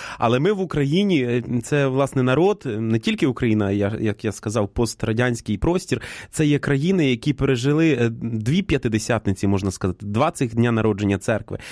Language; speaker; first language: Ukrainian; native; Ukrainian